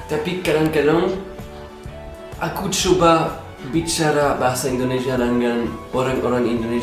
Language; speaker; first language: Indonesian; non-native, learner; French